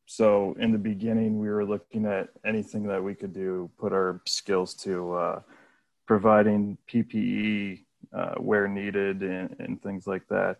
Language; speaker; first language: English; native; English